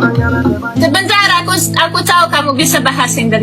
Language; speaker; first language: Indonesian; non-native, fluent; Russian